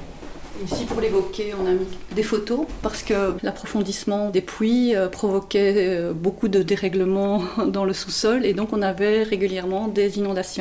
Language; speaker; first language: French; native; French